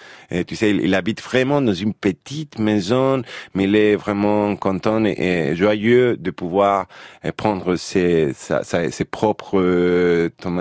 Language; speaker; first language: French; non-native, fluent; Spanish